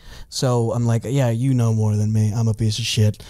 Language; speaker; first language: English; native; English